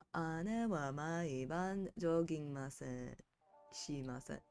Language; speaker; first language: Japanese; non-native, learner; English